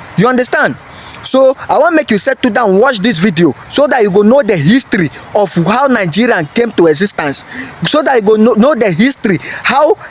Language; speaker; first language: Nigerian Pidgin; native; Nigerian Pidgin